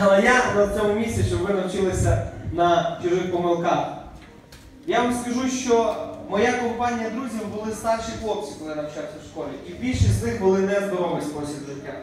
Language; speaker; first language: Ukrainian; native; Ukrainian